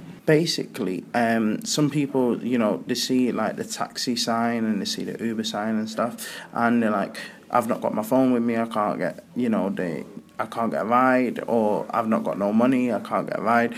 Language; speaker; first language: English; native; English